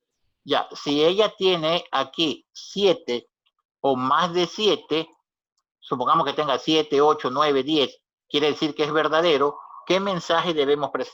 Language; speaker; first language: Spanish; native; Spanish